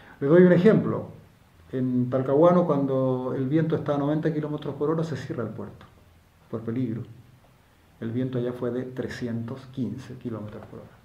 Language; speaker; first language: Spanish; native; Spanish